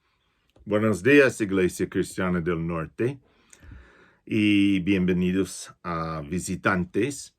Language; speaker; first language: Spanish; non-native, fluent; English